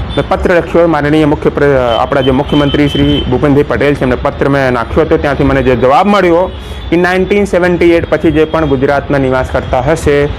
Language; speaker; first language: Gujarati; non-native, local second language; Hindi